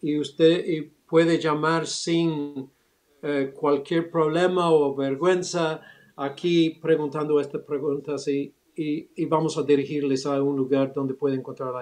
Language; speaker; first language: Spanish; early bilingual, other home language; English